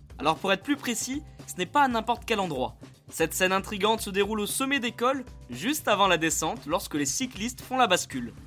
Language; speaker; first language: French; native; French